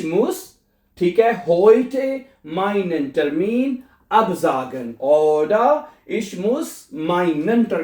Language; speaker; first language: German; non-native, fluent; Urdu